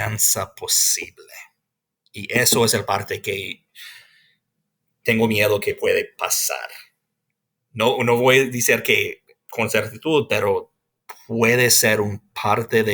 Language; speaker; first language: Spanish; non-native, fluent; English